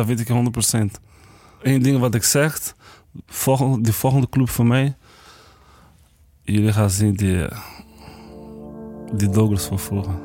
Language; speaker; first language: Dutch; non-native, learner; Portuguese